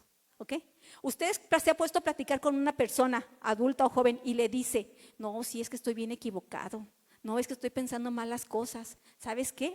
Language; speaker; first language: Spanish; native; Spanish